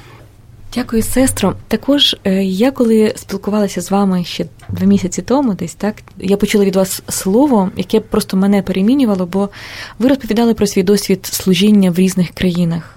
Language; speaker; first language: Ukrainian; native; Ukrainian